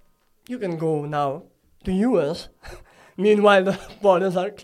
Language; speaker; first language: English; non-native, local second language; Gujarati